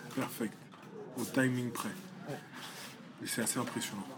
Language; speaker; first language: French; native; French